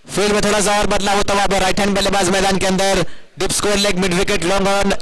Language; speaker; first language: Hindi; non-native, local second language; Marathi